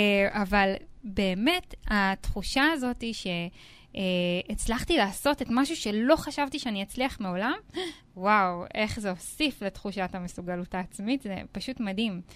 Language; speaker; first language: Hebrew; native; Hebrew